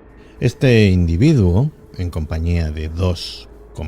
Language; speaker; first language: Spanish; native; Spanish